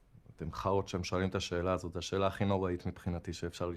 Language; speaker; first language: Hebrew; native; Hebrew